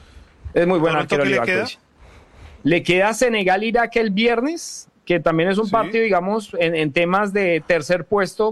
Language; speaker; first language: Spanish; native; Spanish